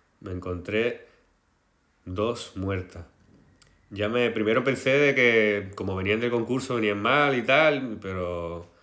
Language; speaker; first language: Spanish; native; Spanish